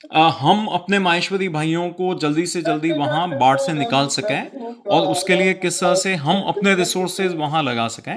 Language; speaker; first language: Hindi; native; Hindi